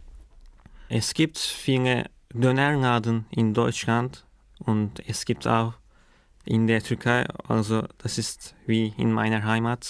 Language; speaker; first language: German; non-native, learner; Turkish